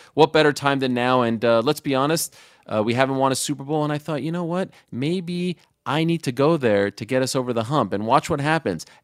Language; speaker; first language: English; native; English